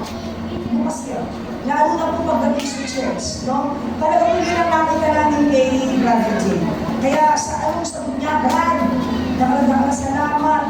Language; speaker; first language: Filipino; native; Filipino